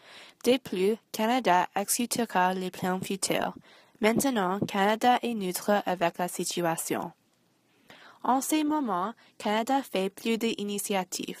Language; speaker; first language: French; non-native, learner; English